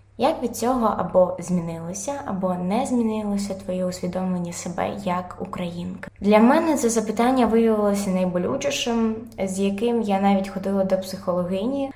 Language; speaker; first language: Ukrainian; non-native, local second language; Russian